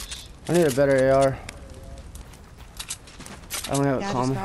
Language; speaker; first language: English; native; English